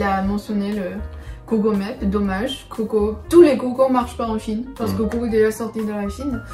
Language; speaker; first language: French; non-native, fluent; Chinese